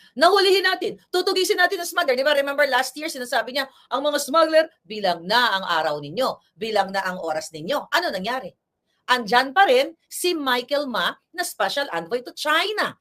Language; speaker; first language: Filipino; non-native, local second language; Cebuano